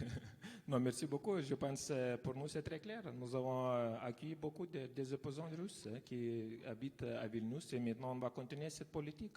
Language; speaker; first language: French; non-native, fluent; Lithuanian